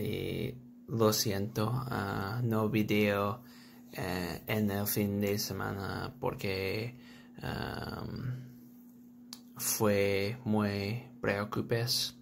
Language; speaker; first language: Spanish; non-native, learner; English